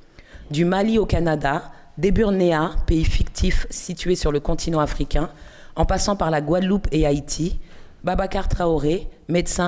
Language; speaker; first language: French; native; French